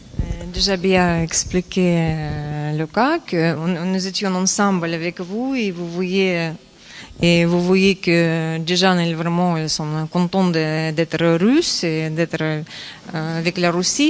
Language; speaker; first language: French; non-native, learner; Russian